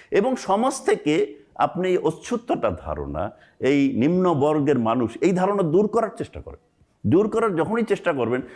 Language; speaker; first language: Bangla; native; Bangla